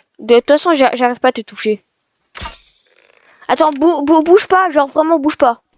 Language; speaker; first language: French; native; French